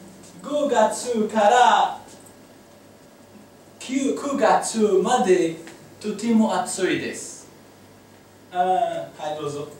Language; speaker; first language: Japanese; non-native, learner; Arabic